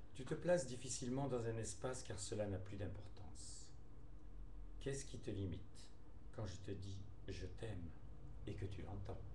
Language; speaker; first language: French; native; French